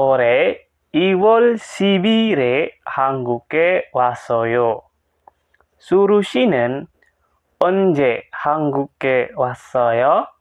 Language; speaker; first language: Korean; non-native, fluent; Indonesian